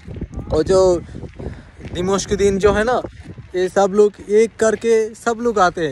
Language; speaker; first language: Hindi; non-native, learner; Bangla